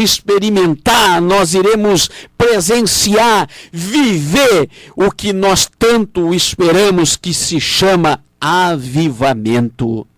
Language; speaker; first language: Portuguese; native; Portuguese